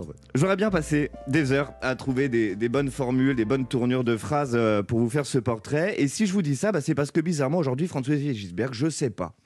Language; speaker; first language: French; native; French